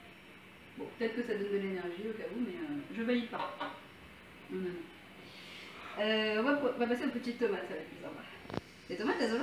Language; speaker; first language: French; native; French